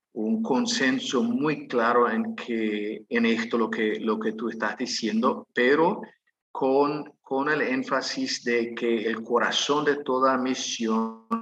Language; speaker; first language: Spanish; native; Spanish